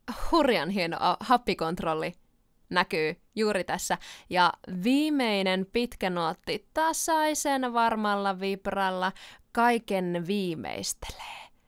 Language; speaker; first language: Finnish; native; Finnish